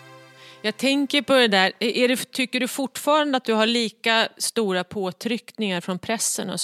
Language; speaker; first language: Swedish; native; Swedish